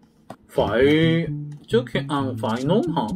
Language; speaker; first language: Vietnamese; non-native, learner; Korean